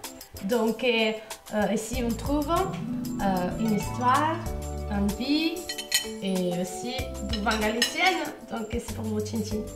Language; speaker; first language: French; non-native, fluent; Spanish